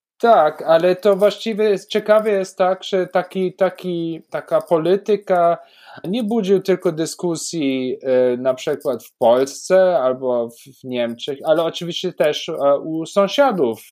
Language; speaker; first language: Polish; non-native, fluent; German